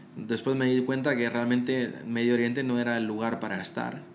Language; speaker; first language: Spanish; native; Spanish